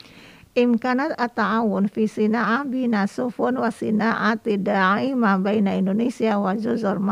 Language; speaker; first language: Arabic; non-native, fluent; Indonesian